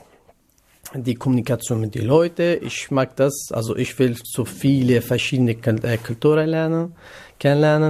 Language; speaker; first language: German; non-native, learner; Kurdish